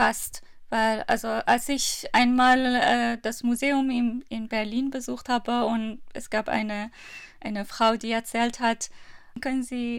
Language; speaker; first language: German; non-native, fluent; Persian